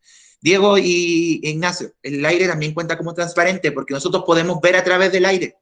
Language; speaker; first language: Spanish; native; Spanish